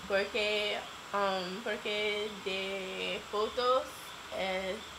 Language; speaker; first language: Spanish; non-native, learner; English